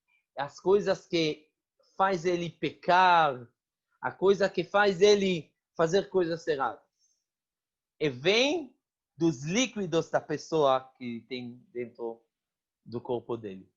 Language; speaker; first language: Portuguese; non-native, fluent; Hebrew